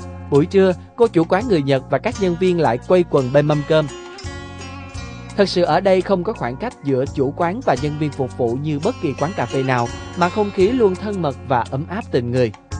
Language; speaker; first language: Vietnamese; native; Vietnamese